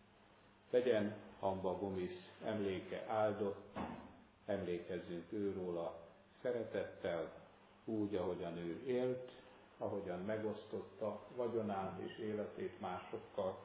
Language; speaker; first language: Hungarian; native; Hungarian